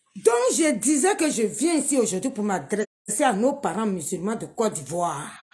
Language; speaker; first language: French; non-native, local second language; Dyula